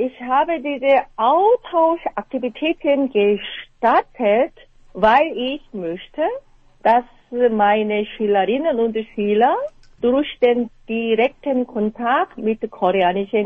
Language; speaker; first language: German; non-native, fluent; Korean